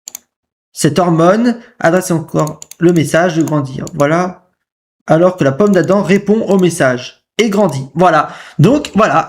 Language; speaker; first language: French; native; French